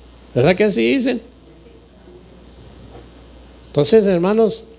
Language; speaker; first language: Spanish; native; Spanish